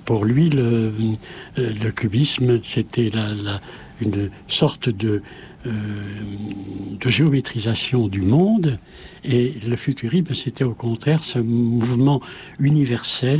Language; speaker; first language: French; native; French